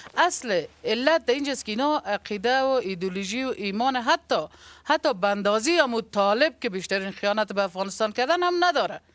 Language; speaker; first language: Persian; native; Persian